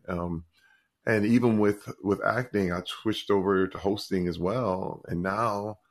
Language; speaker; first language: English; native; English